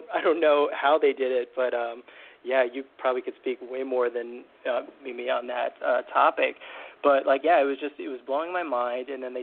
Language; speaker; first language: English; native; English